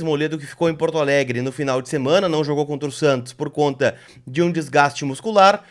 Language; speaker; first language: Portuguese; native; Portuguese